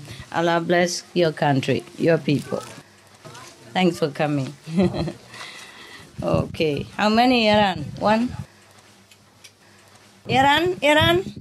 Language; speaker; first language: English; non-native, fluent; Vietnamese